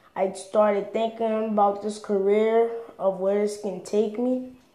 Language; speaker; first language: English; native; English